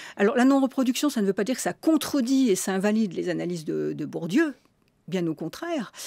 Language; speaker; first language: French; native; French